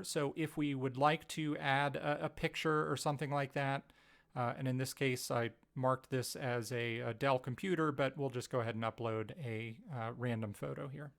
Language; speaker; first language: English; native; English